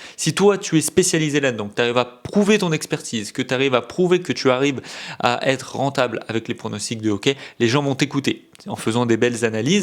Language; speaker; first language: French; native; French